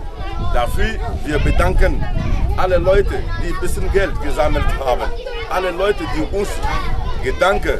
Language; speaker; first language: German; non-native, learner; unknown